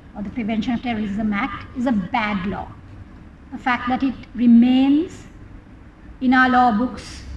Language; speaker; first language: English; non-native, local second language; Sinhala